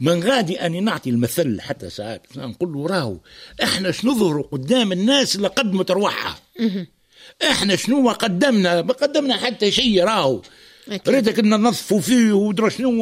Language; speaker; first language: Arabic; native; Arabic